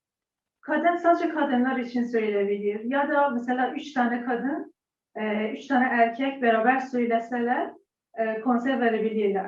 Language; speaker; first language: Turkish; non-native, learner; Persian